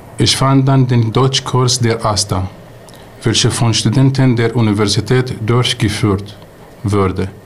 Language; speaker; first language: German; non-native, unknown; Arabic